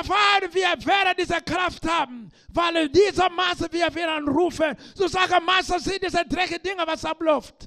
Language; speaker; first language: German; non-native, learner; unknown